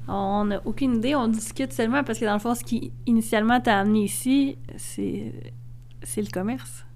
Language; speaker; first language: French; native; French